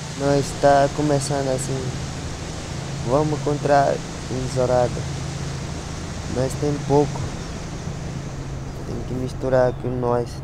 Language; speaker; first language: Portuguese; non-native, local second language; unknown